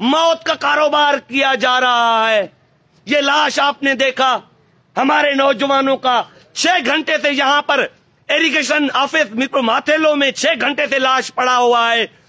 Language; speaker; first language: Urdu; non-native, local second language; Sindhi